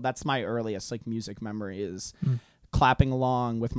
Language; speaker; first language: English; non-native, fluent; Hungarian